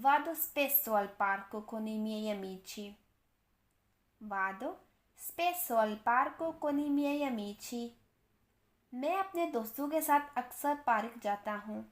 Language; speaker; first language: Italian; non-native, fluent; Urdu